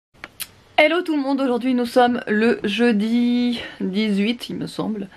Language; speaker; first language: French; native; French